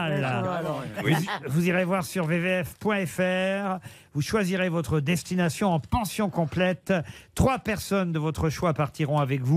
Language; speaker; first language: French; native; French